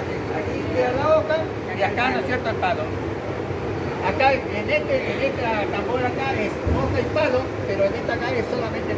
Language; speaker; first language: Spanish; native; Spanish